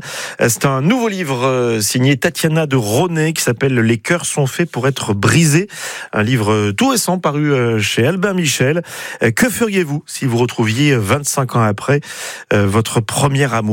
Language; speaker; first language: French; native; French